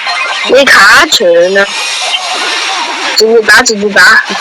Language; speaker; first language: Chinese; early bilingual, heritage; Cantonese